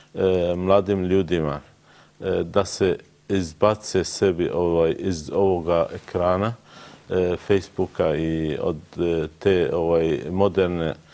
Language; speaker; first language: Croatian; non-native, learner; Arabic